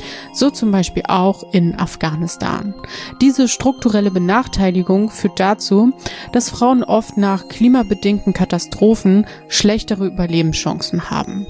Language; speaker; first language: German; native; German